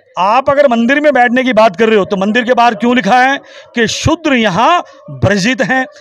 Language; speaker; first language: Hindi; native; Hindi